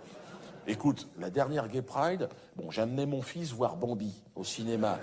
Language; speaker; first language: French; native; French